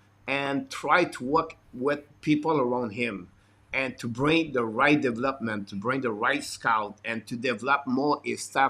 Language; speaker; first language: English; non-native, fluent; French